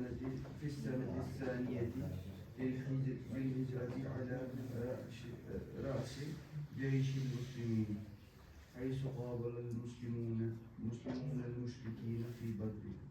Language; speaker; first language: Arabic; non-native, learner; Urdu